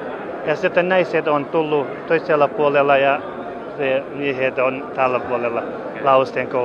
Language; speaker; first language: Finnish; non-native, learner; Kurdish